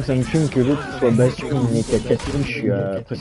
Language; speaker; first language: French; native; French